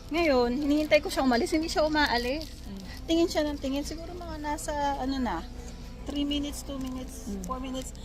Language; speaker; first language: Filipino; native; Filipino